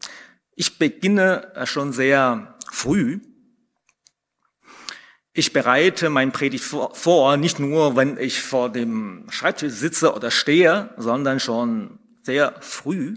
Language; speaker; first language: German; non-native, fluent; Chinese